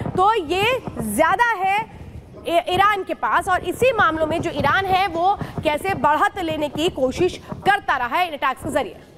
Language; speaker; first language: Hindi; native; Hindi